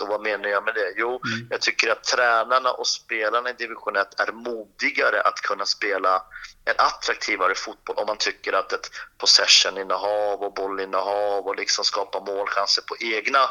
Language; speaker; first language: Swedish; native; Swedish